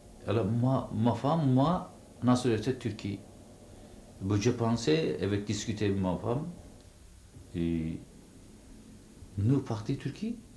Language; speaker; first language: French; non-native, local second language; Turkish